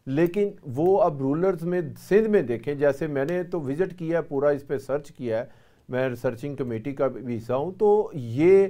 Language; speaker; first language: Urdu; native; Urdu